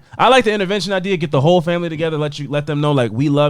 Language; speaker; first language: English; native; English